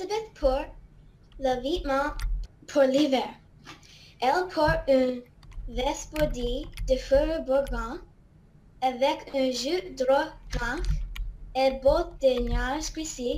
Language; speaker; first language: French; non-native, learner; English